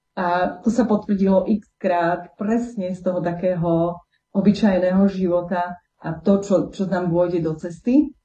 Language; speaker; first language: Slovak; native; Slovak